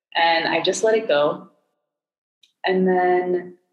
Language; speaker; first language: English; native; English